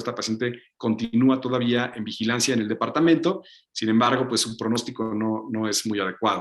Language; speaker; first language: Spanish; native; Spanish